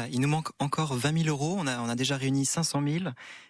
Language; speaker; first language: French; native; French